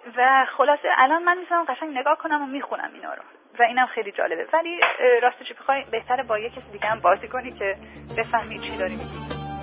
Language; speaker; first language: Persian; early bilingual, heritage; English